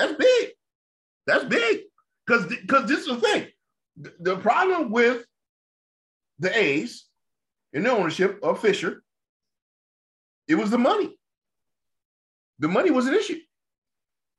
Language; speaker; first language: English; native; English